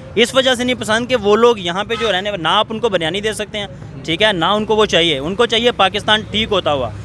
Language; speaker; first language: Urdu; native; Urdu